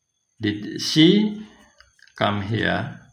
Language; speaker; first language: English; non-native, fluent; Indonesian